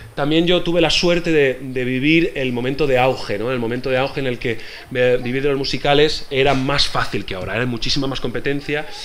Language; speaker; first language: Spanish; native; Spanish